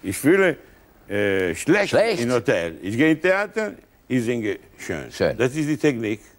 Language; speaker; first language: German; non-native, learner; Italian